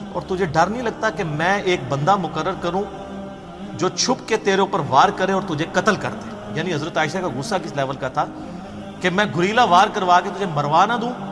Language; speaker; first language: Urdu; non-native, local second language; Punjabi